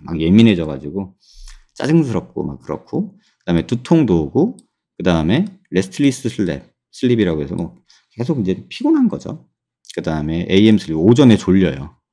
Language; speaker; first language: Korean; native; Korean